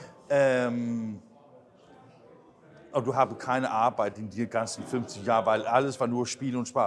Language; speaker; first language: German; non-native, fluent; Danish